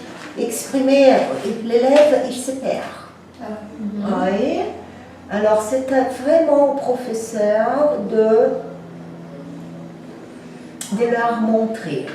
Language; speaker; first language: French; non-native, fluent; Portuguese